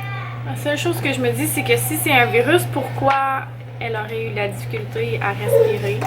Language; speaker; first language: French; native; French